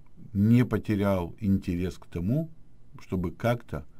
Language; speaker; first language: Russian; native; Russian